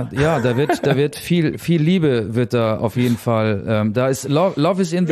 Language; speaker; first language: German; native; German